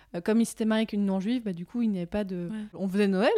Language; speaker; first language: French; native; French